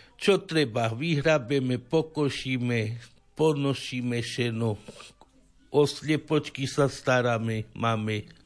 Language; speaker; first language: Slovak; native; Slovak